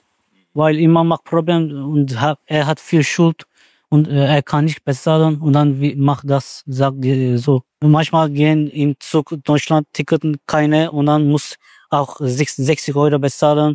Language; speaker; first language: German; non-native, learner; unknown